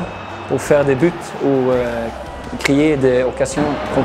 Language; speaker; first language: French; non-native, learner; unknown